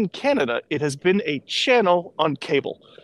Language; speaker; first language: English; native; English